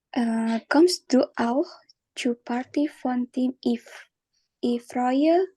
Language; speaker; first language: German; non-native, learner; Indonesian